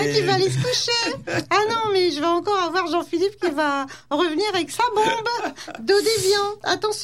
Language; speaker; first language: French; native; French